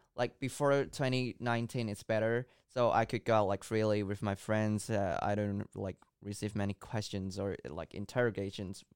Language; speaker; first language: English; non-native, local second language; Cantonese